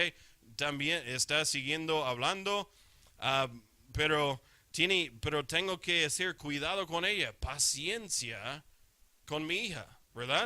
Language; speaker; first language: Spanish; non-native, fluent; English